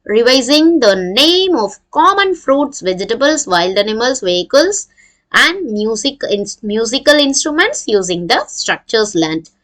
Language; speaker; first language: English; non-native, local second language; Tamil